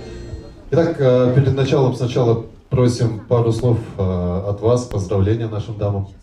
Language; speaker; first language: Russian; native; Russian